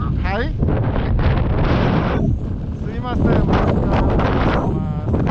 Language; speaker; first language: Japanese; non-native, learner; Chinese